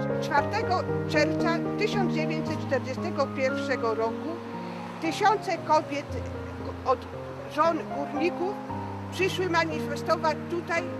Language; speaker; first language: Polish; early bilingual, heritage; French